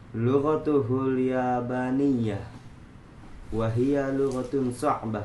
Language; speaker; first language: Arabic; non-native, learner; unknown